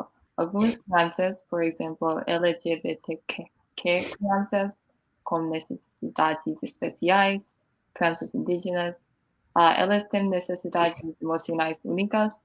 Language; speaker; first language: Portuguese; non-native, learner; English